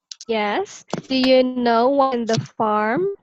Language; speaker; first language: English; non-native, local second language; Filipino